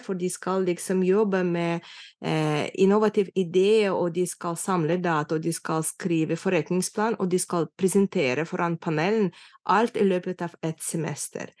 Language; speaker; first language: Norwegian; non-native, fluent; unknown